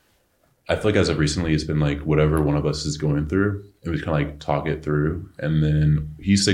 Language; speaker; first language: English; native; English